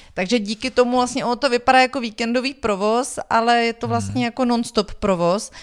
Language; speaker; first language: Czech; native; Czech